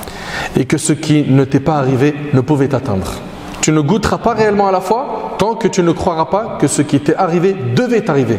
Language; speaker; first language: French; native; French